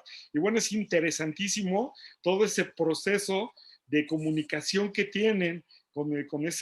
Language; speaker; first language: Spanish; native; Spanish